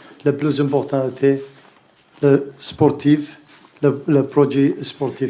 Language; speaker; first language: French; non-native, learner; Arabic